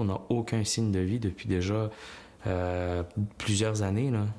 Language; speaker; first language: French; non-native, fluent; Uyghur